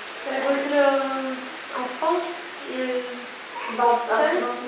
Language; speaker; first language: French; non-native, learner; Romanian